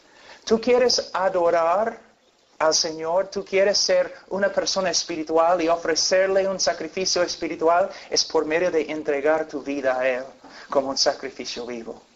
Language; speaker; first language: Spanish; non-native, fluent; English